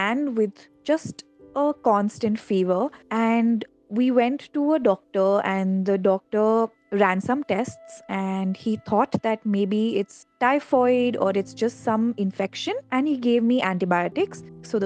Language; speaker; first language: English; non-native, local second language; Hindi